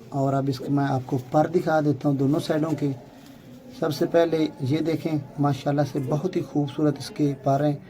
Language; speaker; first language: Urdu; native; Urdu